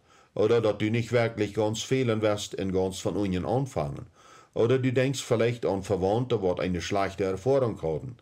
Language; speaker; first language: German; early bilingual, heritage; Plautdietsch